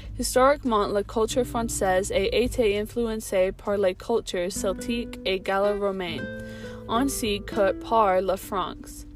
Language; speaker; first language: French; non-native, learner; English